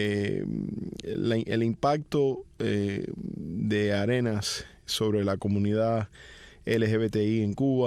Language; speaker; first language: Spanish; early bilingual, heritage; Spanish